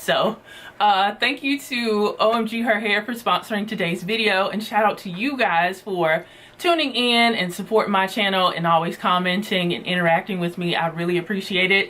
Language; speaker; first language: English; native; English